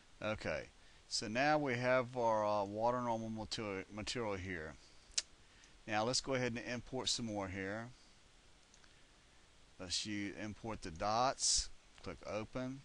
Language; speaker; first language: English; native; English